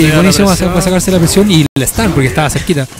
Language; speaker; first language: Spanish; native; Spanish